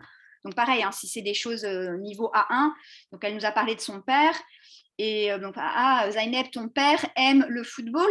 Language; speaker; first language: French; native; French